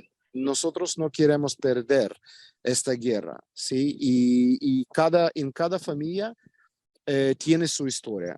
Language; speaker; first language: Spanish; non-native, fluent; Ukrainian